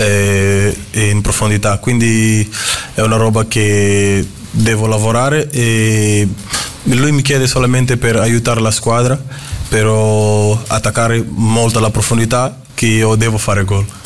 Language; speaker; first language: Italian; non-native, fluent; Portuguese